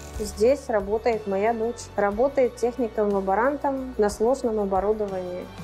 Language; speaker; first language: Russian; native; Russian